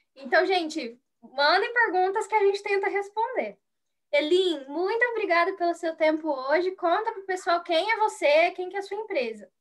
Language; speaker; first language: Portuguese; native; Portuguese